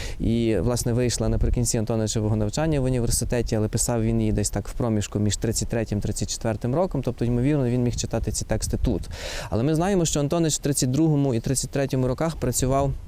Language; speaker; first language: Ukrainian; native; Ukrainian